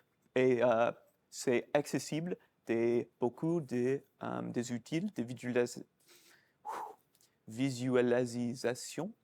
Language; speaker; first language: French; non-native, fluent; English